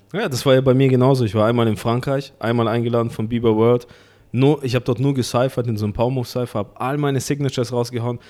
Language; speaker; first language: German; early bilingual, other home language; Russian